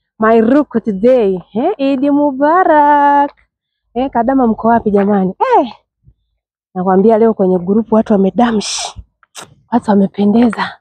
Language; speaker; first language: Swahili; native; Swahili